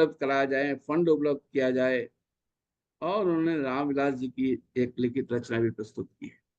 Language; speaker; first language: Hindi; native; Hindi